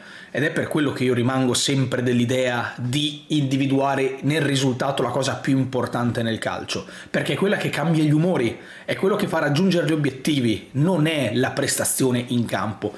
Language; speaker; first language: Italian; native; Italian